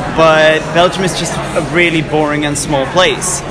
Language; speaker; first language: English; non-native, fluent; Dutch